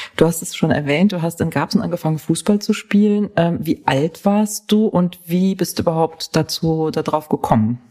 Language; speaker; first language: German; native; German